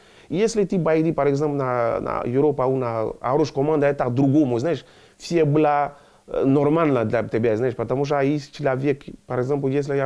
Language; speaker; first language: Russian; non-native, learner; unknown